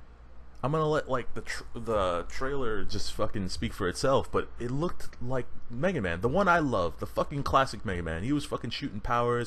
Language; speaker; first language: English; native; English